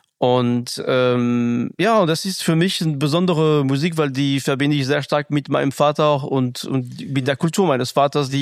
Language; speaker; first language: German; non-native, fluent; French